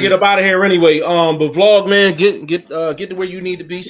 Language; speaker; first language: English; native; English